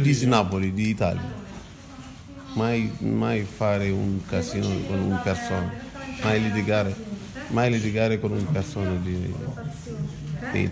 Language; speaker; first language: Italian; non-native, learner; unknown